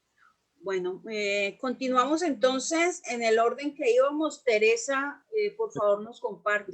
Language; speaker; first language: Spanish; native; Spanish